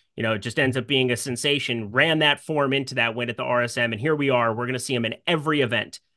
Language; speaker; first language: English; native; English